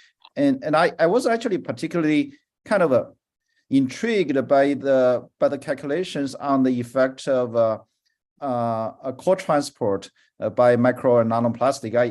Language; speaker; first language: English; non-native, fluent; Chinese